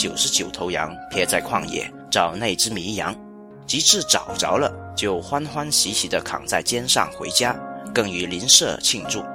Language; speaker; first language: Chinese; native; Chinese